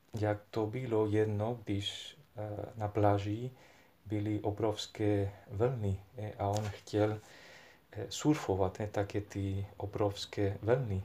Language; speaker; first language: Czech; non-native, fluent; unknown